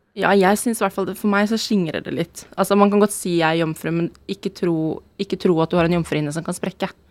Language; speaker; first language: Norwegian; native; Norwegian